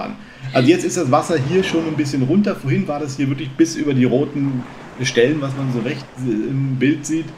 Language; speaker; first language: German; native; German